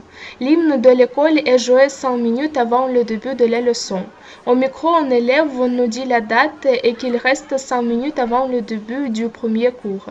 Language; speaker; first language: French; non-native, learner; Russian